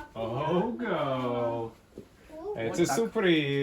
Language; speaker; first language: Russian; non-native, learner; English